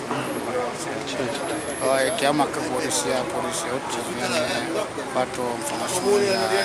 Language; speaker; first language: Italian; non-native, learner; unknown